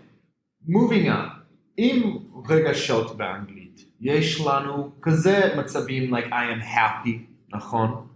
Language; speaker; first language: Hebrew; non-native, fluent; English